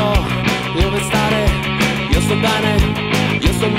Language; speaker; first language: Italian; non-native, learner; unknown